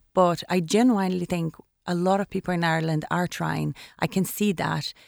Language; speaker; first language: English; non-native, fluent; Portuguese